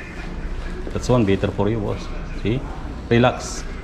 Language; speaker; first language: English; non-native, learner; Filipino